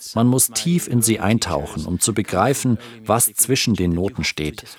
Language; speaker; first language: German; non-native, fluent; Spanish